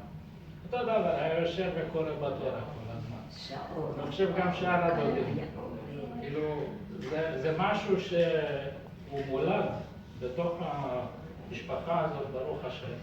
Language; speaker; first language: Hebrew; early bilingual, other home language; Persian